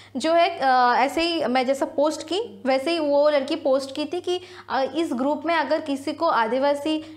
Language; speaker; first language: Hindi; non-native, local second language; Sadri